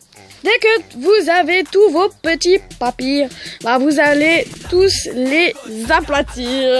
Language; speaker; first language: French; native; French